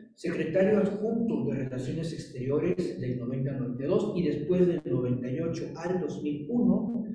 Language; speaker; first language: Spanish; native; Spanish